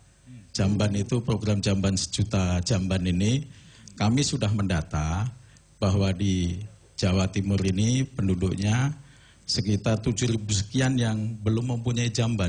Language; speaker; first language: Indonesian; non-native, local second language; Javanese